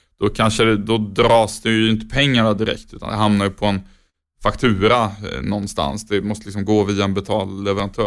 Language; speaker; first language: Swedish; native; Swedish